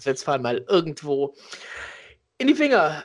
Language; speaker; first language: German; native; German